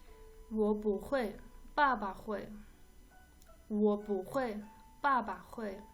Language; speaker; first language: Chinese; non-native, fluent; Kyrgyz